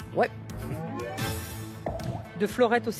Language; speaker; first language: French; native; French